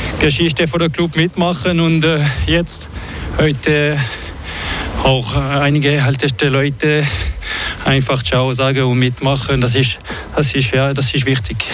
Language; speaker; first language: German; non-native, learner; French